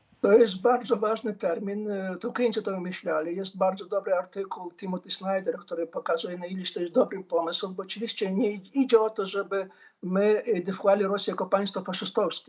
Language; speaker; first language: Polish; non-native, fluent; Ukrainian